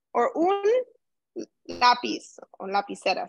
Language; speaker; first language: Spanish; non-native, learner; English